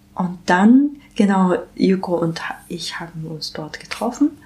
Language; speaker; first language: German; non-native, learner; Japanese